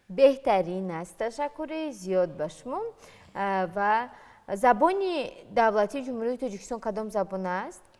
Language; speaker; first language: Tajik; native; Tajik